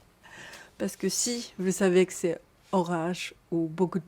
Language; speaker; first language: French; non-native, learner; Japanese